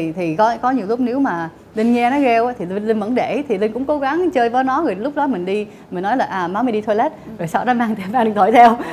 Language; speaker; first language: Vietnamese; early bilingual, heritage; Vietnamese